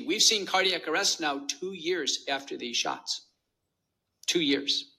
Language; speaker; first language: English; native; English